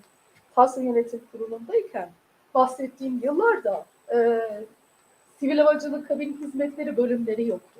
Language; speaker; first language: Turkish; native; Turkish